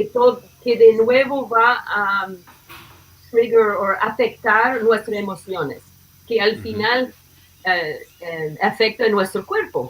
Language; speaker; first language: Spanish; non-native, fluent; English